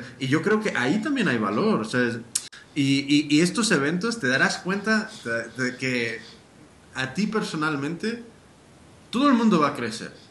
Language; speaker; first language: Spanish; early bilingual, heritage; Spanish